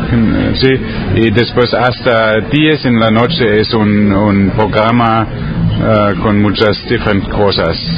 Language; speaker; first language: Spanish; non-native, learner; German